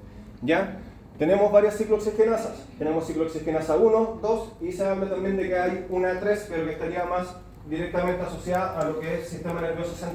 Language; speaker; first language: Spanish; native; Spanish